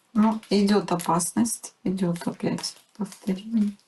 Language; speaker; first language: Russian; native; Russian